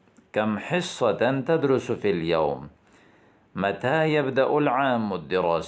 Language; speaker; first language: Arabic; non-native, fluent; Urdu